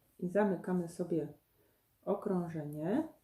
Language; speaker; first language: Polish; native; Polish